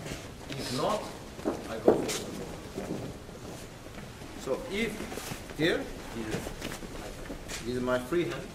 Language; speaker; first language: English; non-native, learner; German